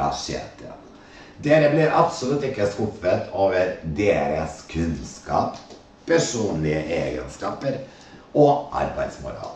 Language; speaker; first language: Norwegian; non-native, fluent; Serbian